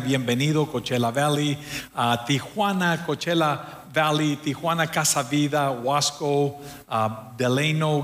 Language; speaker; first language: Spanish; early bilingual, heritage; Spanish